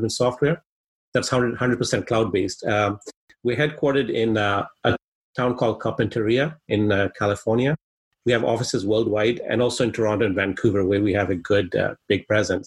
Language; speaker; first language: English; non-native, local second language; Swahili